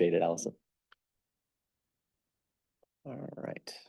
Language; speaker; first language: English; native; English